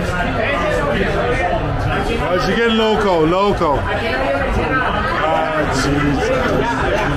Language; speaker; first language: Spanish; non-native, learner; English